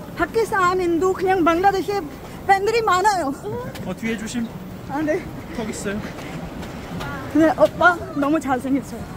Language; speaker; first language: Korean; non-native, learner; Urdu